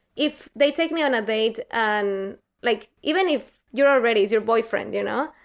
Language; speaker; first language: English; non-native, fluent; Spanish